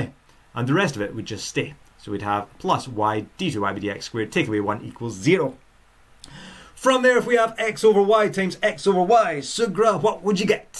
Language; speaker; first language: English; native; English